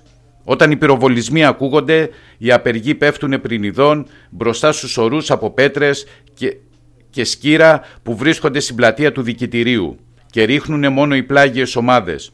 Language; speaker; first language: Greek; native; Greek